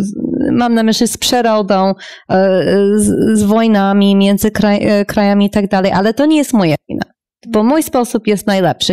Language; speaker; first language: Polish; non-native, fluent; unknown